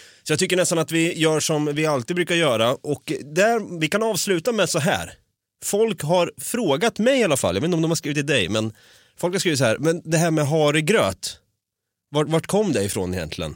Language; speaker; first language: Swedish; native; Swedish